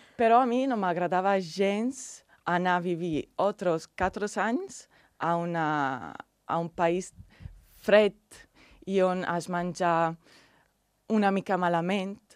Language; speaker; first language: Catalan; non-native, learner; Italian